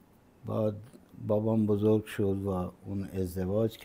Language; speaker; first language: Persian; non-native, fluent; Punjabi